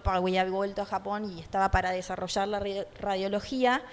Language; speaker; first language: Spanish; native; Spanish